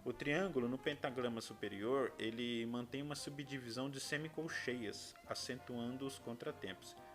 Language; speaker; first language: Portuguese; native; Portuguese